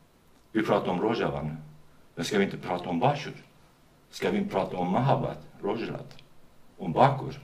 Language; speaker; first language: Swedish; non-native, fluent; Kurdish